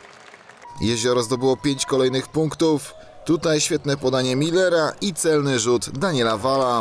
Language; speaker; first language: Polish; native; Polish